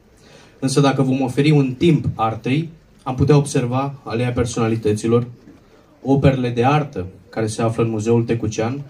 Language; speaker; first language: Romanian; native; Romanian